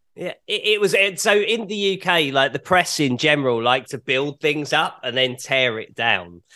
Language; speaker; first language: English; native; English